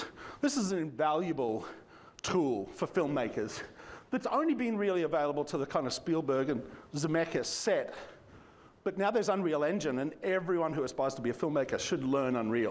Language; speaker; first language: English; native; English